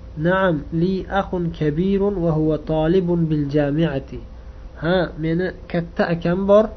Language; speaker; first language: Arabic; non-native, fluent; Uzbek